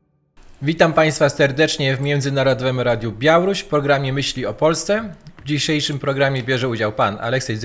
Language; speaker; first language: Polish; native; Polish